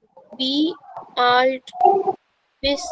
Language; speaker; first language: German; non-native, learner; Marathi